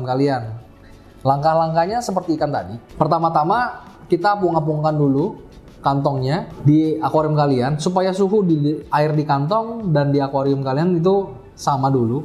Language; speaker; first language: Indonesian; native; Indonesian